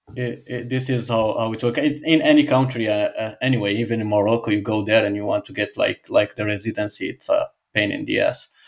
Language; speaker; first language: English; non-native, fluent; Arabic